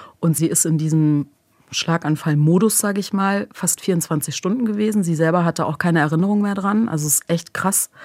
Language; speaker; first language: German; early bilingual, other home language; Croatian